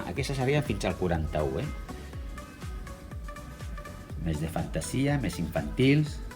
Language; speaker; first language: Catalan; native; Catalan